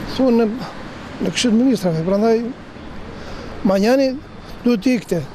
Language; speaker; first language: Albanian; native; Albanian